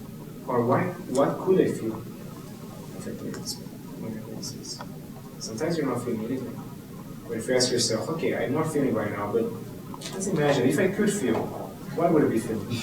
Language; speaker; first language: English; non-native, fluent; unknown